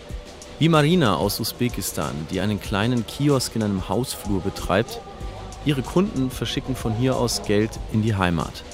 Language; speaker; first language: German; native; German